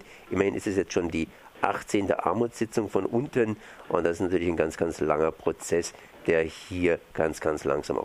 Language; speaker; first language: German; native; German